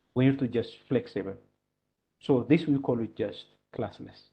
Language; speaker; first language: English; non-native, local second language; Amharic